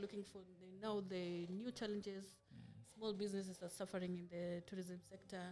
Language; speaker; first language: English; non-native, local second language; Swahili